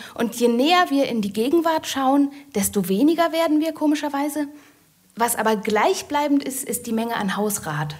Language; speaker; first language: German; native; German